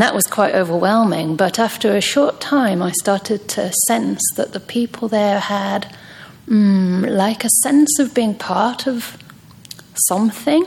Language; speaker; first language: English; native; English